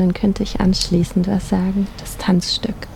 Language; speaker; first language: German; native; German